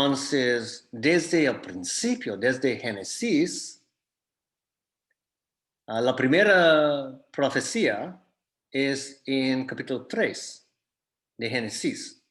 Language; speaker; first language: Spanish; non-native, fluent; English